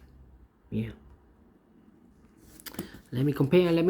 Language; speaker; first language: English; non-native, fluent; Dutch